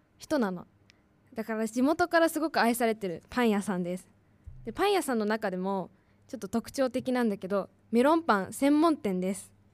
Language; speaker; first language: Japanese; native; Japanese